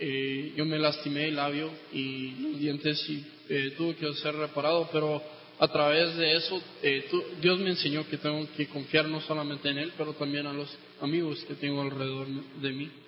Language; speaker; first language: Spanish; non-native, local second language; English